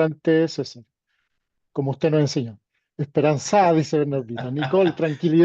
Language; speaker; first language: Spanish; native; Spanish